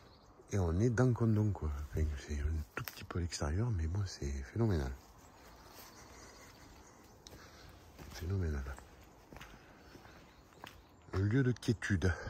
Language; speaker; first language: French; native; French